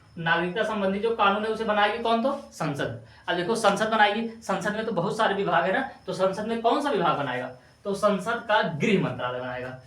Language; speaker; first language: Hindi; native; Hindi